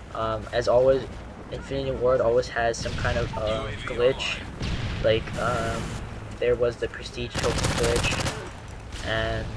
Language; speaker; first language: English; native; English